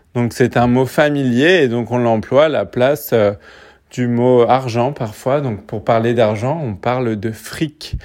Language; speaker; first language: French; native; French